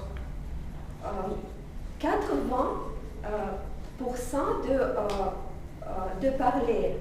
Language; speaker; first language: French; non-native, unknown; Russian